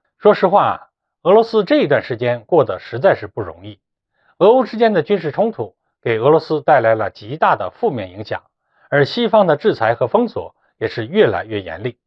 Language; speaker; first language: Chinese; native; Chinese